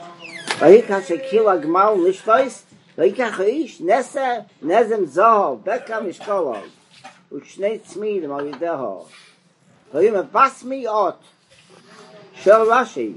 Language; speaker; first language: Hebrew; non-native, fluent; English